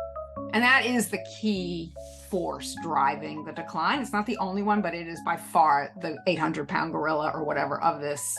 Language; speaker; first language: English; native; English